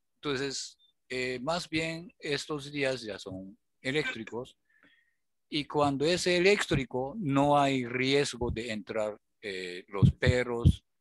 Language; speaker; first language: Spanish; non-native, fluent; Japanese